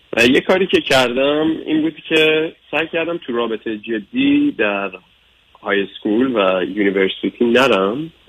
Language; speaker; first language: Persian; early bilingual, other home language; English